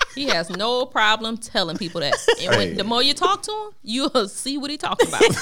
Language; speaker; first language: English; native; English